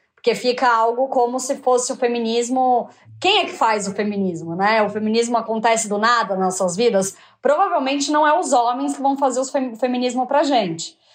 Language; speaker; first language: Portuguese; native; Portuguese